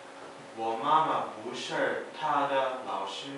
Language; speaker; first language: Chinese; non-native, learner; English